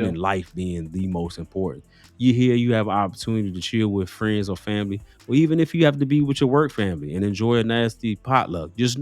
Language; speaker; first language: English; native; English